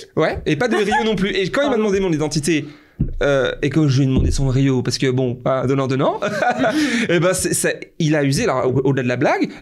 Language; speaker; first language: French; native; French